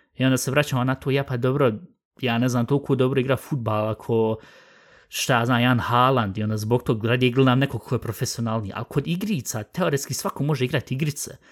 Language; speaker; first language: Bosnian; early bilingual, heritage; Bosnian